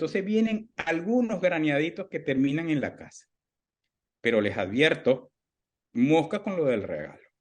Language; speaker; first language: Spanish; native; Spanish